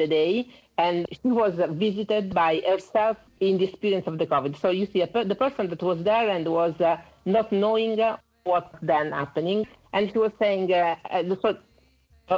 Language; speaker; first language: English; non-native, fluent; Italian